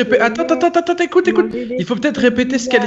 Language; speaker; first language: French; native; French